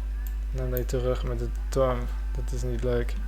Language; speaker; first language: Dutch; non-native, fluent; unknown